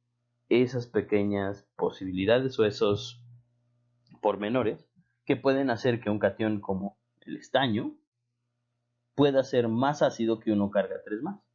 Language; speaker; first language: Spanish; native; Spanish